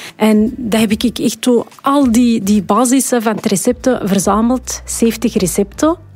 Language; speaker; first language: Dutch; non-native, fluent; Arabic